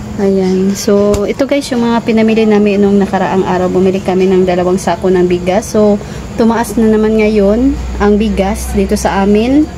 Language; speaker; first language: Filipino; non-native, local second language; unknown